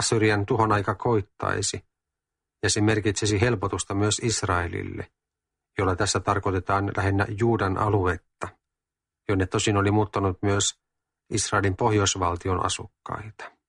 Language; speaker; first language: Finnish; native; Finnish